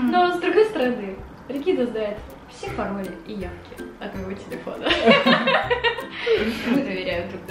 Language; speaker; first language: Russian; native; Russian